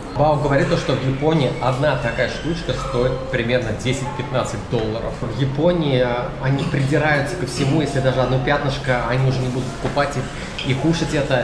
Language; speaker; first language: Russian; native; Russian